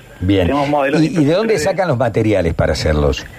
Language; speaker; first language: Spanish; native; Spanish